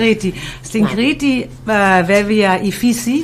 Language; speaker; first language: Greek; non-native, learner; German